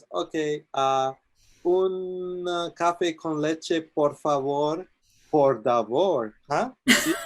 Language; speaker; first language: Spanish; non-native, learner; English